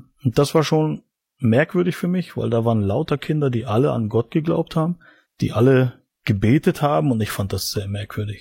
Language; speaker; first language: German; native; German